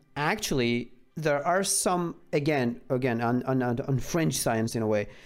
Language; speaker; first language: English; non-native, fluent; Persian